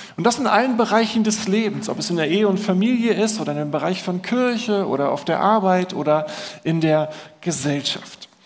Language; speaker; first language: German; native; German